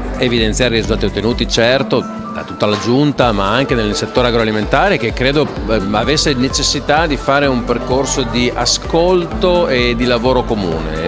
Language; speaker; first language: Italian; native; Italian